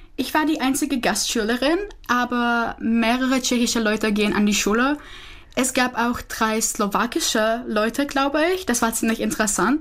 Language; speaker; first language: German; non-native, fluent; Czech